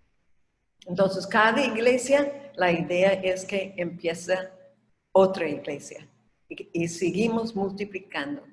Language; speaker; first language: Spanish; non-native, fluent; English